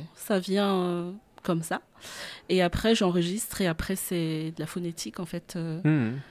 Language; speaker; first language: French; non-native, local second language; Malagasy